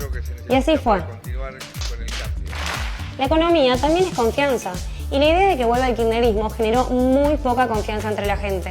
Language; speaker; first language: Spanish; native; Spanish